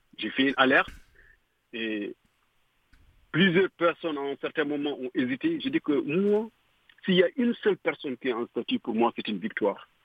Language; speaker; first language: French; non-native, local second language; Fula